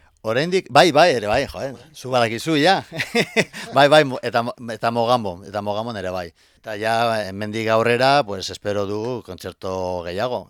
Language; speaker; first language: Basque; non-native, local second language; Spanish